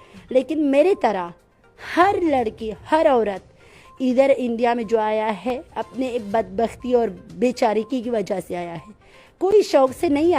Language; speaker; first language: Hindi; non-native, fluent; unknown